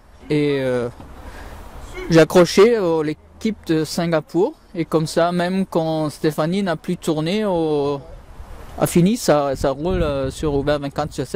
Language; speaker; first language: French; non-native, fluent; German